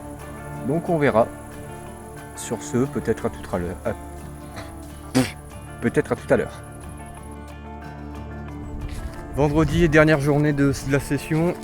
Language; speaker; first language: French; native; French